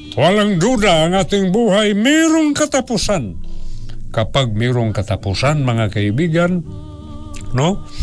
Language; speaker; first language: Filipino; non-native, local second language; Cebuano